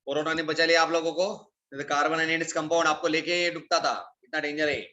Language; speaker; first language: Hindi; non-native, local second language; Marathi